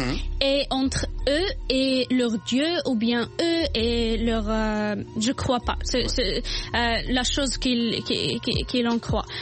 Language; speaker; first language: French; non-native, local second language; Arabic